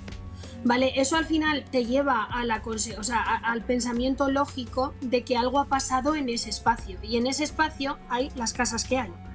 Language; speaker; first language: Spanish; native; Spanish